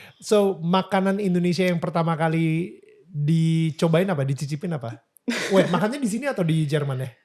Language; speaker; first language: Indonesian; native; Indonesian